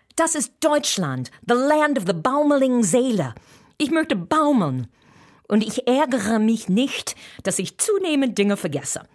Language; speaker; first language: German; non-native, fluent; English